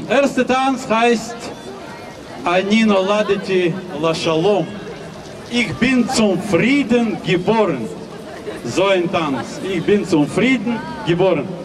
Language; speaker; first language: German; non-native, fluent; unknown